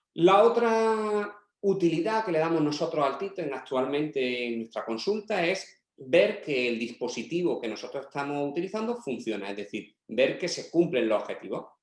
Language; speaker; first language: Spanish; native; Spanish